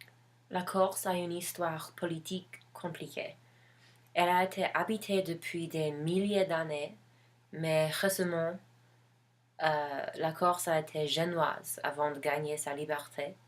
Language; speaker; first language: French; non-native, learner; English